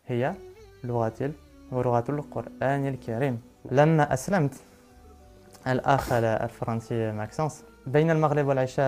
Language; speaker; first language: Arabic; non-native, learner; French